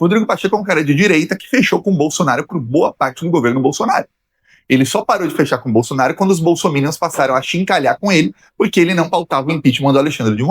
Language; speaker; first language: Portuguese; native; Portuguese